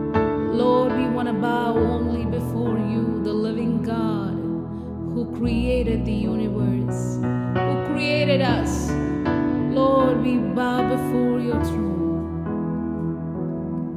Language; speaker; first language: English; non-native, local second language; Hindi